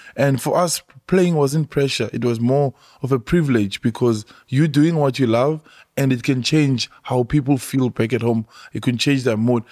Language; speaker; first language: English; non-native, local second language; Xhosa